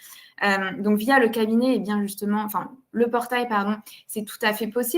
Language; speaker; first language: French; native; French